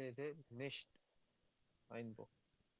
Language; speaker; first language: German; non-native, learner; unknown